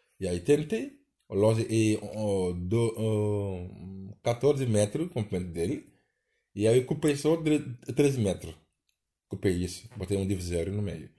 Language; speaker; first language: Portuguese; non-native, learner; Wolof